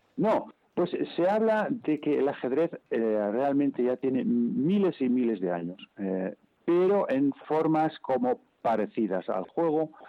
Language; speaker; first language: Spanish; non-native, fluent; Dutch